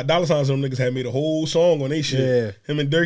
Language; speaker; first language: English; native; English